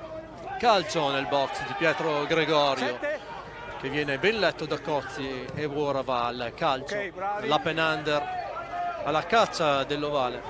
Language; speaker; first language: Italian; native; Italian